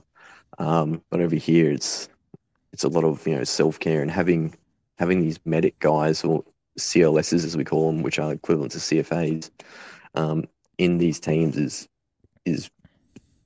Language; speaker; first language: English; native; English